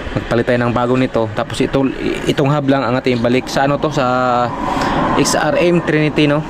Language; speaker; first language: Filipino; non-native, local second language; Cebuano